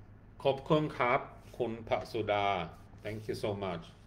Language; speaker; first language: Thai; non-native, learner; Swedish